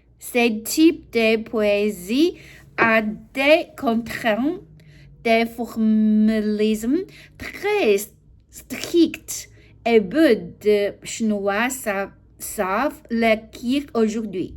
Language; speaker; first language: French; non-native, learner; Chinese